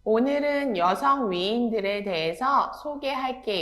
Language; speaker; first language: Korean; non-native, fluent; Spanish